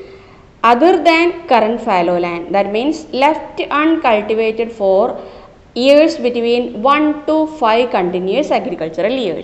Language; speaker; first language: English; non-native, local second language; Malayalam